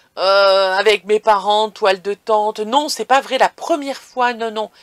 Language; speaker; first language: French; native; French